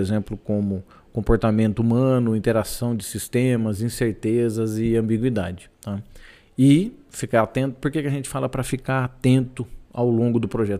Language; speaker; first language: Portuguese; native; Portuguese